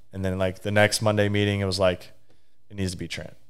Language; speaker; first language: English; native; English